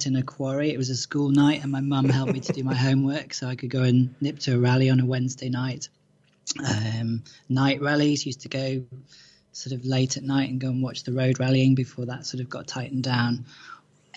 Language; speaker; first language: English; native; English